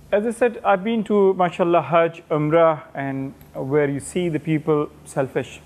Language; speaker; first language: English; non-native, local second language; Urdu